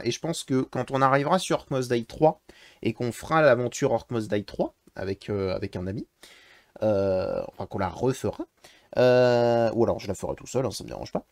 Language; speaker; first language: French; native; French